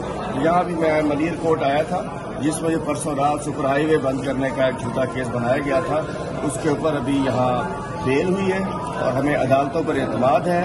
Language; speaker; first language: Urdu; native; Urdu